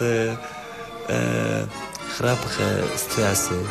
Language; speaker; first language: Dutch; non-native, learner; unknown